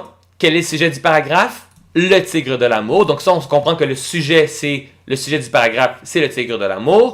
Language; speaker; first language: French; native; French